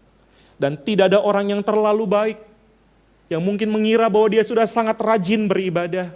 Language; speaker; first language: Indonesian; native; Indonesian